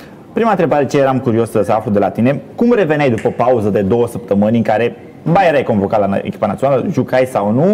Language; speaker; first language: Romanian; native; Romanian